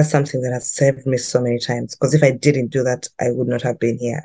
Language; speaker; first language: English; non-native, local second language; Ganda